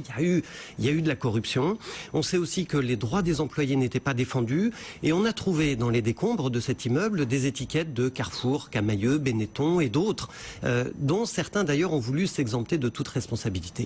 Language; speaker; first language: French; native; French